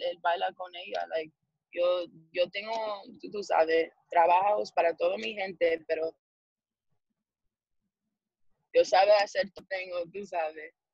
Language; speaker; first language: Spanish; early bilingual, heritage; English